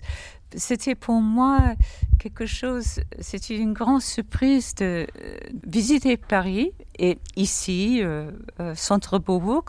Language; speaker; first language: French; non-native, fluent; English